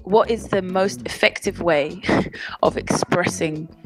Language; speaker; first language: English; native; English